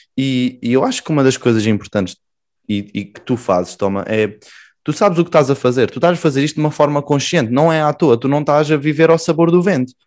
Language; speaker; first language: Portuguese; native; Portuguese